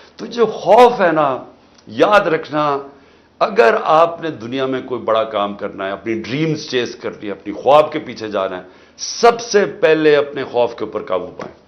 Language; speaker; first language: Urdu; native; Urdu